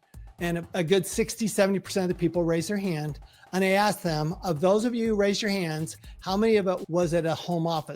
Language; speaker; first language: English; native; English